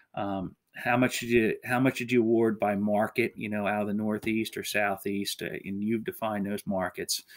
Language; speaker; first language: English; native; English